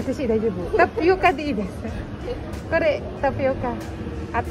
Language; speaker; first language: Japanese; non-native, learner; Filipino